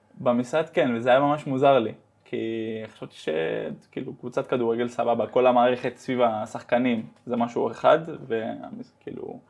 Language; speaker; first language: Hebrew; early bilingual, heritage; Hebrew